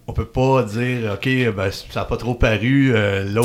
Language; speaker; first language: French; native; French